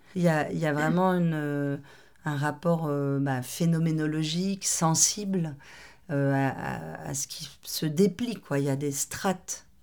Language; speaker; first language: French; native; French